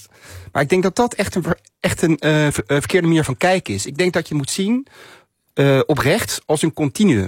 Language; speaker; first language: Dutch; native; Dutch